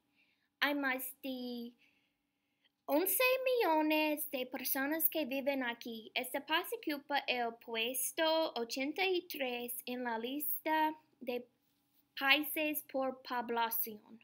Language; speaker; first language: Spanish; non-native, learner; English